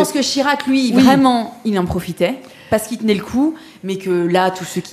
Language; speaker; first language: French; native; French